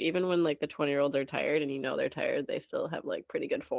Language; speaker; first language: English; native; English